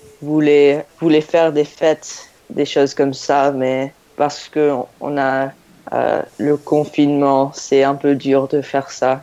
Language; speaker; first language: French; non-native, learner; English